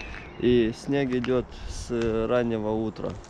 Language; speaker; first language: Russian; non-native, fluent; Romanian